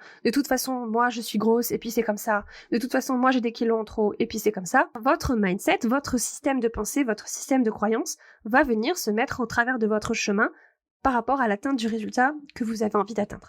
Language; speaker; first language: French; native; French